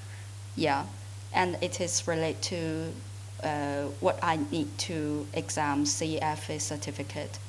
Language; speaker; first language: English; non-native, fluent; Chinese